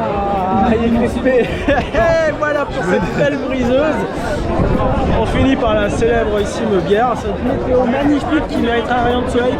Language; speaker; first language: French; native; French